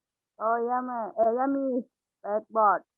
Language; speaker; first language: English; non-native, learner; Indonesian